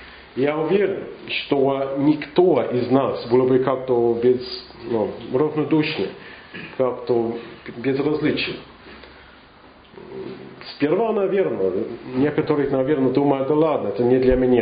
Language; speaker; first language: Russian; non-native, learner; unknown